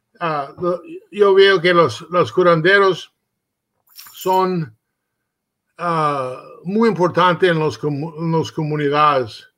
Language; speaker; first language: Spanish; early bilingual, heritage; Spanish